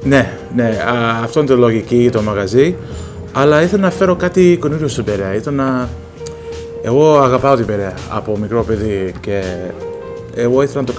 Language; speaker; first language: Greek; early bilingual, heritage; Greek